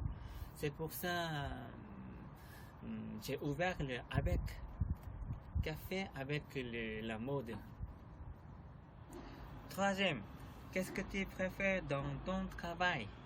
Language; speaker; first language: French; non-native, learner; Korean